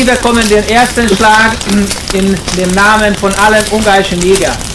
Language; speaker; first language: German; non-native, learner; Hungarian